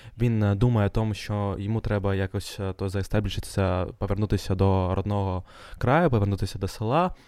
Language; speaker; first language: Ukrainian; non-native, local second language; Russian